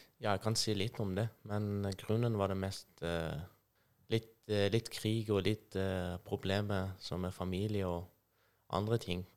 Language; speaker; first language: Norwegian; non-native, fluent; Persian